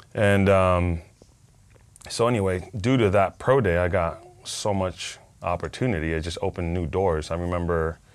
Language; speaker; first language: English; non-native, fluent; Spanish